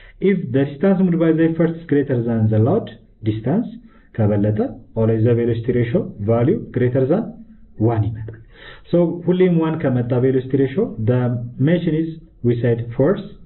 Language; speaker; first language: English; non-native, fluent; Amharic